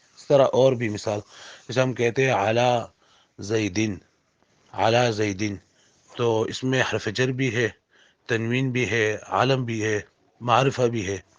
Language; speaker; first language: Urdu; non-native, local second language; Pashto